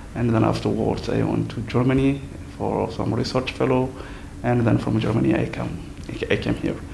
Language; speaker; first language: English; non-native, fluent; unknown